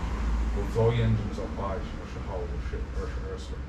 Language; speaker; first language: Chinese; non-native, learner; English